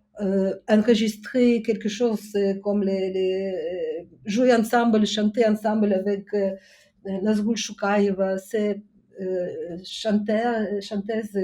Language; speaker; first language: French; non-native, fluent; Ukrainian